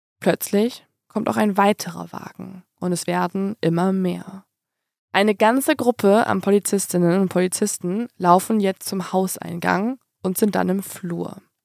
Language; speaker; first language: German; native; German